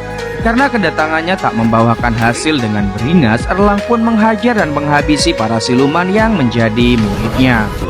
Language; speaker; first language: Indonesian; native; Indonesian